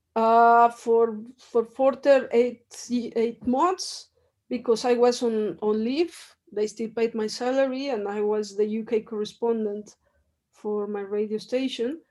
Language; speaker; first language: English; non-native, fluent; Spanish